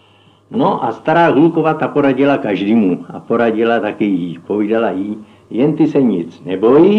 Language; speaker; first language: Czech; native; Czech